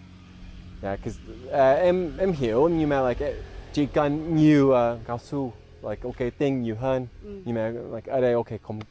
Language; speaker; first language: Vietnamese; non-native, learner; English